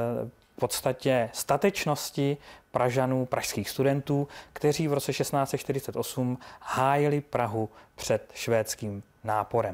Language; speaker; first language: Czech; native; Czech